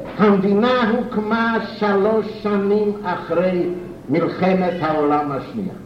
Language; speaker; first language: Hebrew; non-native, fluent; Yiddish